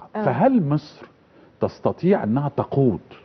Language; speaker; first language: Arabic; native; Arabic